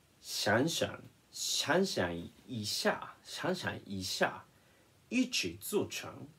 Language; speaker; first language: Chinese; non-native, learner; Japanese